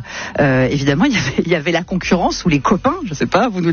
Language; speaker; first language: French; native; French